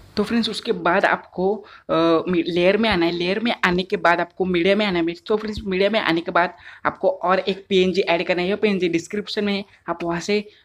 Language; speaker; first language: Hindi; non-native, local second language; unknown